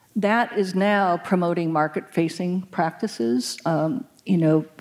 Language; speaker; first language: English; native; English